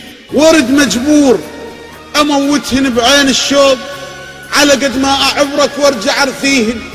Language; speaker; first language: Arabic; native; Arabic